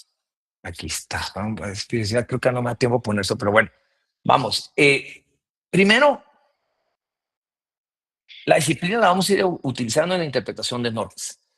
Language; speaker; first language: Spanish; native; Spanish